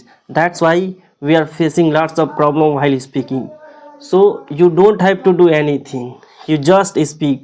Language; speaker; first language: English; non-native, local second language; Hindi